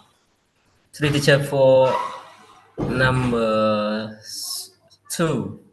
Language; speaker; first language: English; non-native, learner; Khmer